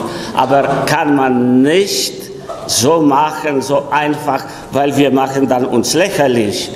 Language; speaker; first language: German; non-native, fluent; Polish